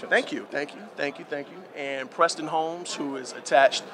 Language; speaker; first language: English; native; English